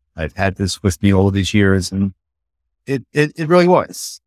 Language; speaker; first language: English; native; English